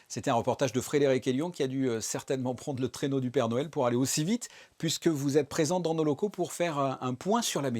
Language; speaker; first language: French; native; French